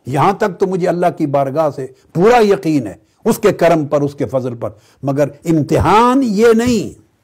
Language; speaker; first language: Urdu; native; Urdu